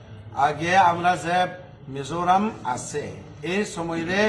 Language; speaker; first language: Bangla; non-native, local second language; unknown